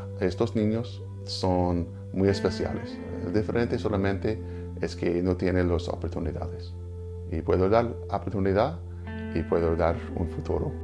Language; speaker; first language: Spanish; non-native, learner; English